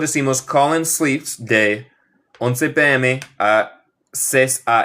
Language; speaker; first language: Spanish; non-native, fluent; English